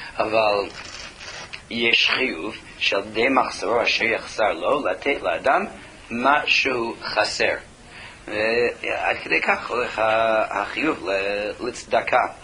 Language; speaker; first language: Hebrew; non-native, fluent; English